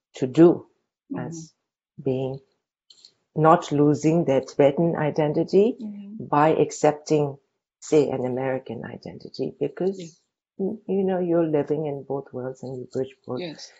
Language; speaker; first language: English; non-native, local second language; Tibetan